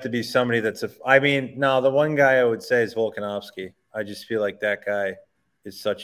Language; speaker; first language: English; native; English